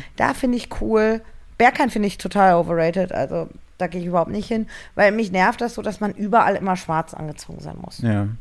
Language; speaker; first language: German; native; German